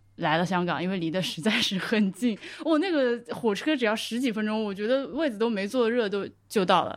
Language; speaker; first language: Chinese; native; Chinese